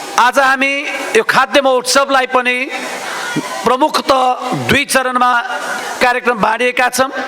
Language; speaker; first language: Nepali; non-native, local second language; Newari